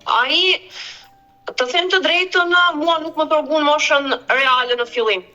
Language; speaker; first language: Albanian; early bilingual, heritage; Albanian